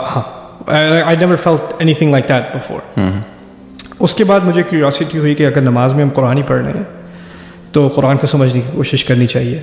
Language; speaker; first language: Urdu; early bilingual, other home language; German